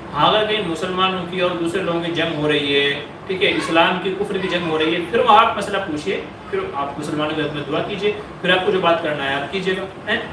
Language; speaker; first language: Urdu; native; Urdu